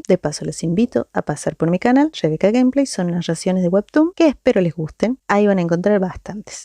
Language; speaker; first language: Spanish; native; Spanish